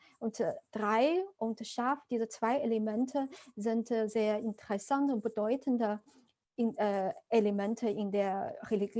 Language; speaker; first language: German; non-native, fluent; Chinese